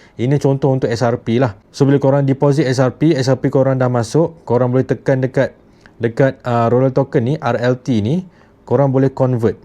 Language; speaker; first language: Malay; native; Malay